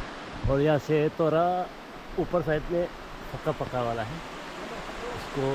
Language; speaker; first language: Hindi; non-native, local second language; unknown